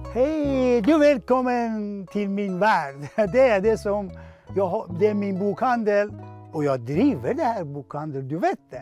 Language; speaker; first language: Swedish; non-native, fluent; Persian